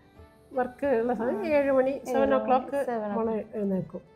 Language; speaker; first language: Malayalam; native; Malayalam